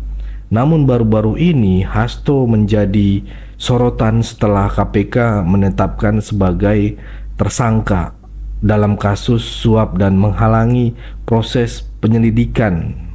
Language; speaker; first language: Indonesian; native; Indonesian